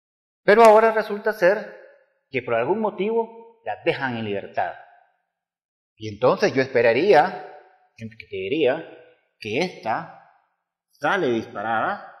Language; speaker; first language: Spanish; native; Spanish